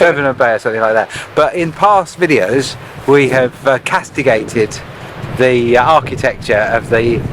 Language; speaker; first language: English; native; English